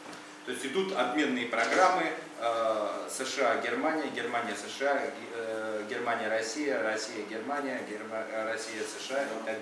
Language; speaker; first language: Russian; native; Russian